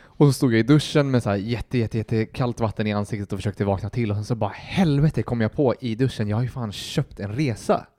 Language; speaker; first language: Swedish; native; Swedish